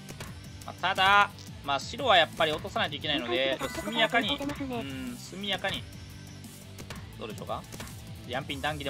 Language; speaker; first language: Japanese; native; Japanese